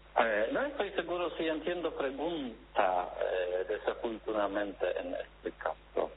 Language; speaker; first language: Spanish; non-native, learner; Polish